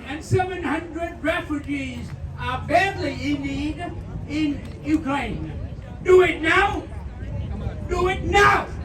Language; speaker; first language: English; non-native, fluent; Vietnamese